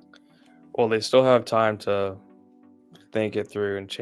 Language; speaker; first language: English; native; English